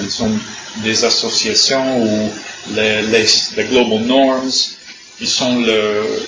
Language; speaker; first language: French; non-native, learner; English